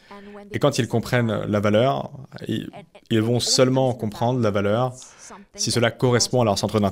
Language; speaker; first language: French; native; French